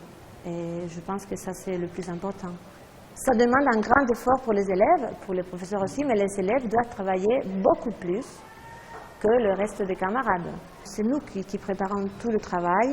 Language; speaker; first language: French; non-native, fluent; Spanish